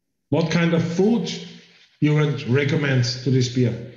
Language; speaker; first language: English; non-native, fluent; German